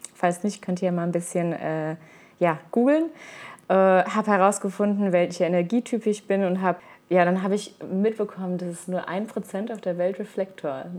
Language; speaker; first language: German; native; German